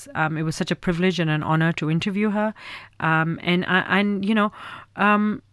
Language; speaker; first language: English; non-native, local second language; Urdu